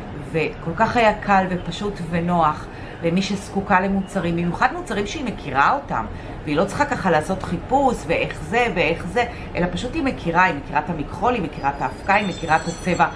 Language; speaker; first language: Hebrew; native; Hebrew